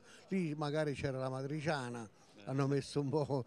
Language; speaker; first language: Italian; native; Italian